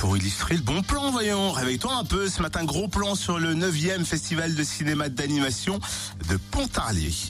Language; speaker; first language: French; native; French